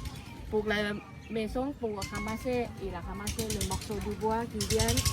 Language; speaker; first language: French; non-native, learner; Thai